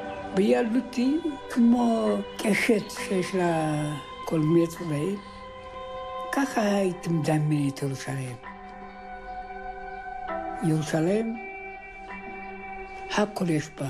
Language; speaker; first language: Hebrew; early bilingual, other home language; Amharic